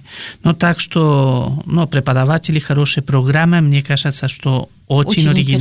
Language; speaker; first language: Russian; non-native, fluent; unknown